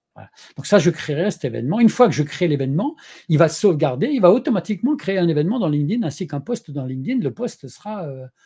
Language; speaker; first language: French; native; French